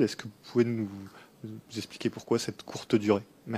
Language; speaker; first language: French; native; French